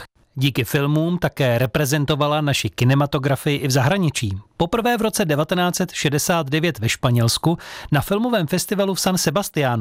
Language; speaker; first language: Czech; native; Czech